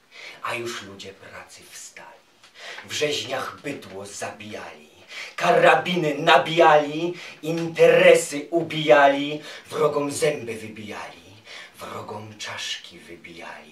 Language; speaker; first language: Polish; native; Polish